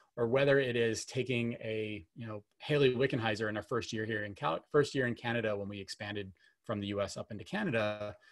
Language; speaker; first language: English; native; English